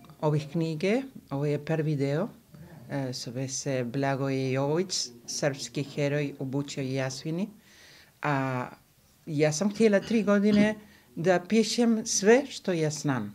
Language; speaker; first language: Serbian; early bilingual, heritage; Spanish